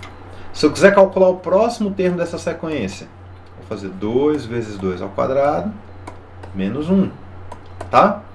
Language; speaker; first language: Portuguese; native; Portuguese